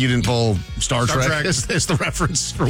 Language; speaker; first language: English; native; English